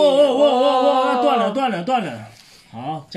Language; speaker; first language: Chinese; native; Chinese